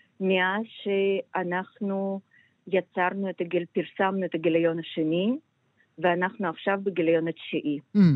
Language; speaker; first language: Hebrew; non-native, fluent; Russian